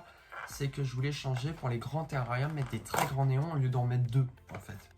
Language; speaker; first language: French; native; French